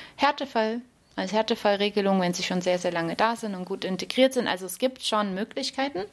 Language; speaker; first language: German; native; German